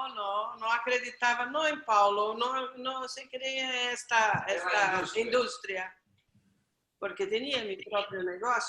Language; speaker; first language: Portuguese; non-native, learner; Spanish